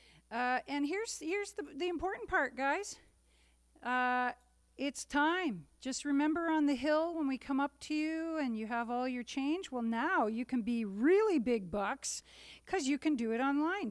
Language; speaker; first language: English; native; English